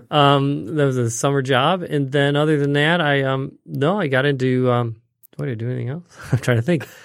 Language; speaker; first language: English; native; English